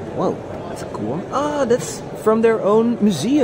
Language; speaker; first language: English; non-native, fluent; Dutch